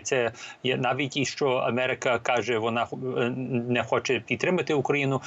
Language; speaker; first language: Ukrainian; early bilingual, heritage; Ukrainian